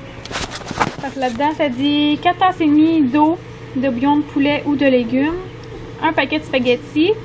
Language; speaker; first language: French; native; French